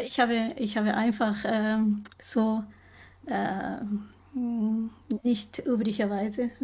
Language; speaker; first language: German; non-native, learner; Japanese